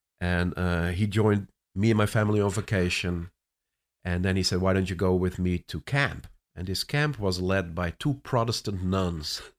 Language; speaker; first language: English; non-native, fluent; Dutch